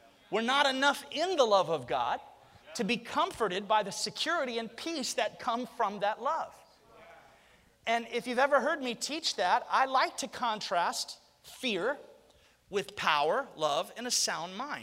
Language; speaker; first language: English; native; English